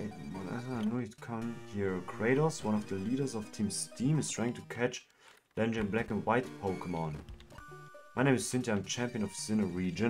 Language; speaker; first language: English; non-native, learner; German